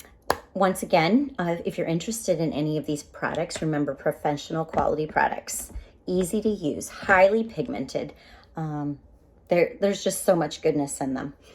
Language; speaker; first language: English; native; English